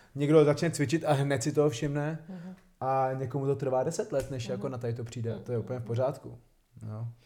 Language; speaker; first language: Czech; non-native, fluent; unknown